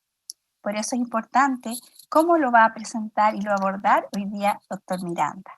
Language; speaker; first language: Spanish; native; Spanish